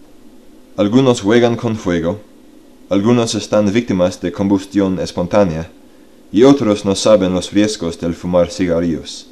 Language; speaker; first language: Spanish; non-native, learner; English